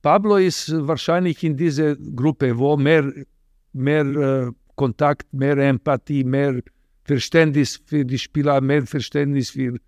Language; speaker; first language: German; non-native, fluent; Serbian